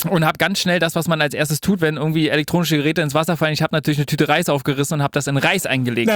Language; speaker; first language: German; native; German